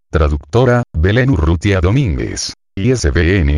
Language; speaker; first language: Spanish; native; Spanish